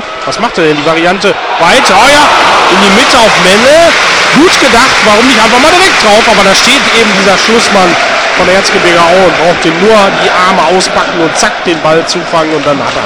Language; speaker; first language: German; native; German